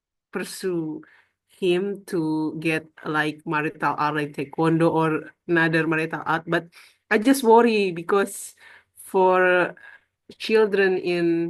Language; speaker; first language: English; non-native, learner; Indonesian